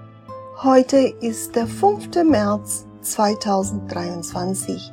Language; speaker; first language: German; non-native, fluent; Portuguese